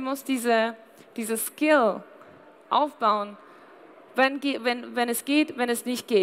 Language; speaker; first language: German; non-native, fluent; English